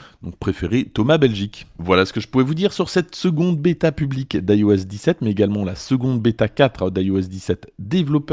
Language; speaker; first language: French; native; French